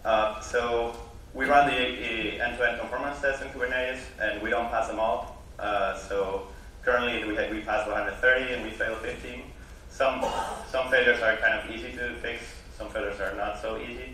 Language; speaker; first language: English; non-native, fluent; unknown